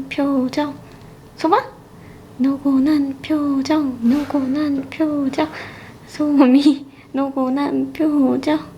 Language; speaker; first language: Korean; native; Korean